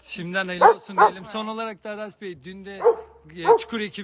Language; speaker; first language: Turkish; native; Turkish